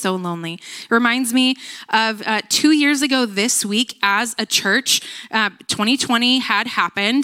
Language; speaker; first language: English; native; English